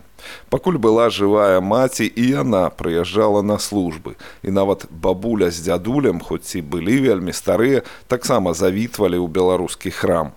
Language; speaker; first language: Belarusian; native; Belarusian